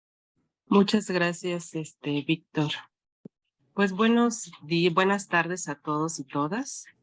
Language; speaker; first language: Spanish; native; Spanish